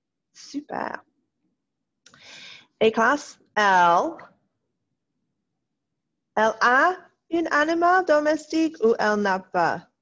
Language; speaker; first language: French; non-native, fluent; English